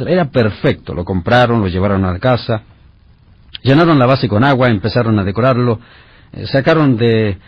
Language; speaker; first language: Spanish; native; Spanish